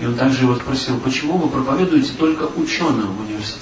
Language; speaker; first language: Russian; native; Russian